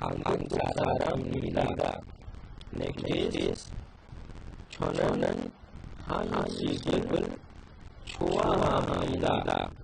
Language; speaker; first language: Korean; non-native, fluent; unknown